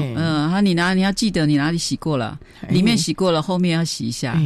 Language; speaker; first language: Chinese; native; Chinese